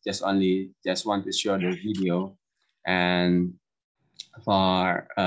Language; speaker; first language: English; non-native, learner; Indonesian